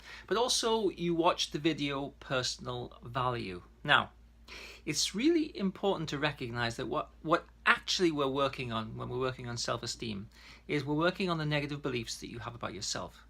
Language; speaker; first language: English; native; English